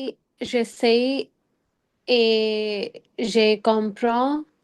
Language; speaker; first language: French; non-native, learner; Hindi